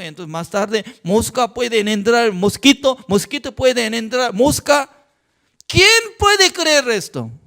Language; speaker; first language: Spanish; non-native, fluent; Korean